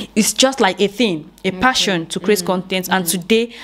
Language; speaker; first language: English; non-native, local second language; Igbo